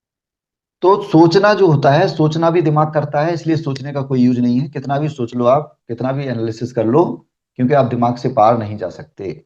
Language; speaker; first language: Hindi; native; Hindi